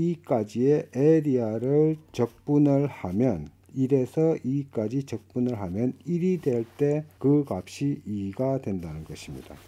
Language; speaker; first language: Korean; native; Korean